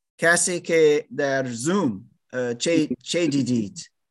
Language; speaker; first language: Persian; non-native, learner; German